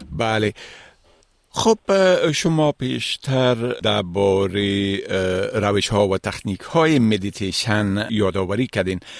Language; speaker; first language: Persian; native; Persian